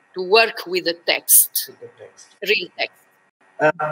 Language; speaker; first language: English; non-native, learner; French